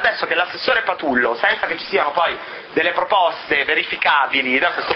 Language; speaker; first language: Italian; native; Italian